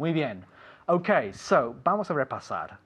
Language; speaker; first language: Spanish; non-native, fluent; English